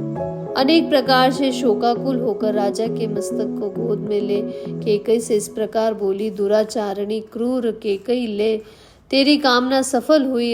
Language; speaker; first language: Hindi; native; Hindi